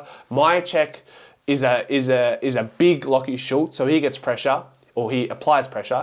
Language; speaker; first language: English; native; English